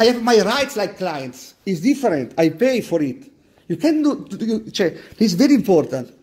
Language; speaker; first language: English; non-native, learner; Italian